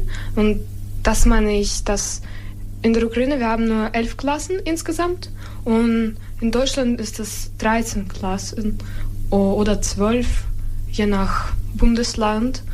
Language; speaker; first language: German; non-native, fluent; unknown